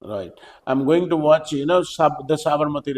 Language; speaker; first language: English; non-native, local second language; Hindi